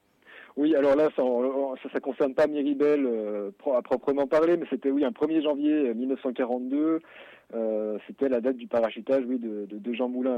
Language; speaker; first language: French; native; French